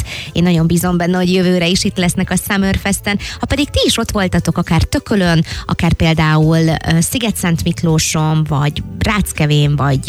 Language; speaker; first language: Hungarian; native; Hungarian